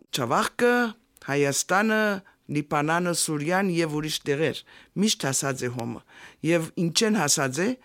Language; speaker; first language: Armenian; early bilingual, heritage; Armenian